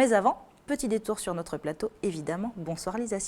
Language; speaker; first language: French; native; French